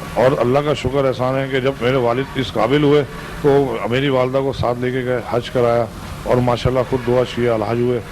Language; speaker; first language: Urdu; native; Urdu